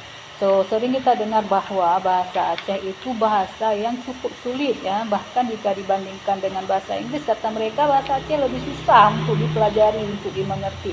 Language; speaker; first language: Indonesian; non-native, local second language; Achinese